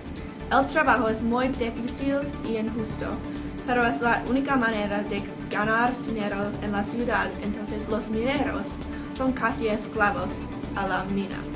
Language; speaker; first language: Spanish; non-native, learner; English